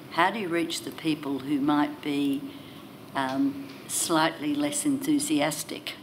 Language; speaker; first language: English; native; English